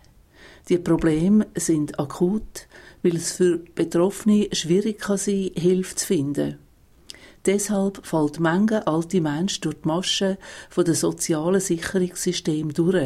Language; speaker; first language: German; native; German